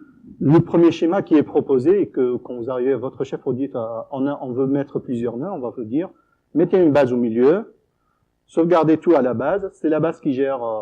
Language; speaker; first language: French; native; French